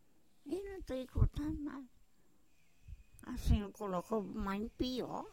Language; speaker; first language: Portuguese; non-native, local second language; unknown